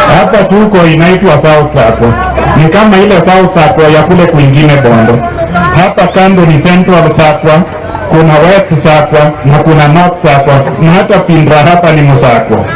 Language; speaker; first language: Swahili; non-native, local second language; Luo (Kenya and Tanzania)